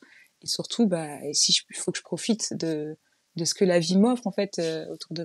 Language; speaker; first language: French; native; French